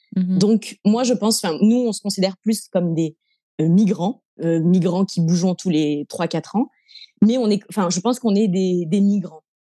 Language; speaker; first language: French; native; French